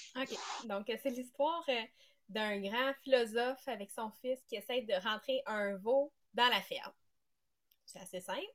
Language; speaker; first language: French; native; French